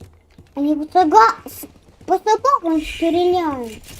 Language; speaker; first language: Russian; native; Russian